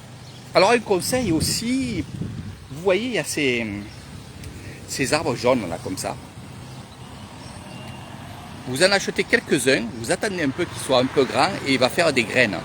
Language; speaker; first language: French; native; French